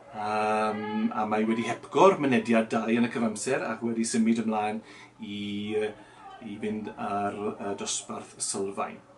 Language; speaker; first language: Welsh; native; Welsh